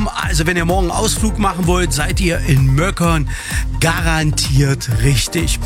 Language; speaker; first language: German; native; German